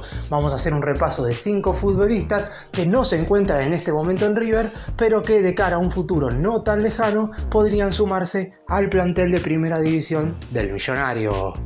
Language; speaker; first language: Spanish; native; Spanish